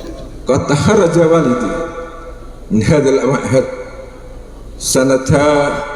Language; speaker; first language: Arabic; non-native, fluent; Javanese